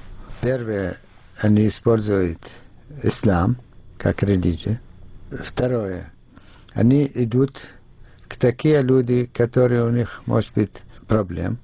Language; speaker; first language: Russian; non-native, fluent; Arabic